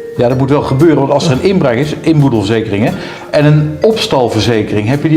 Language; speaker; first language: Dutch; native; Dutch